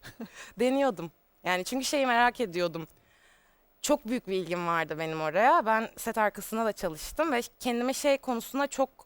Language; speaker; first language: Turkish; native; Turkish